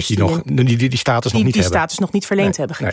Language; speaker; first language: Dutch; native; Dutch